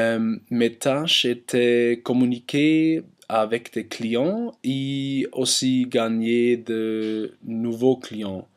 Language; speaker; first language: French; non-native, learner; German